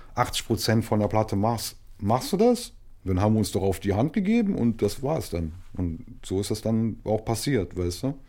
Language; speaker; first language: German; native; German